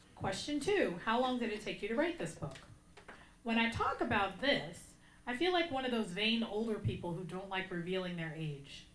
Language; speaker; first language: English; native; English